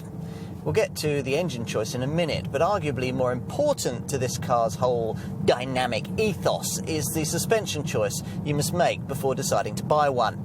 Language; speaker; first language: English; native; English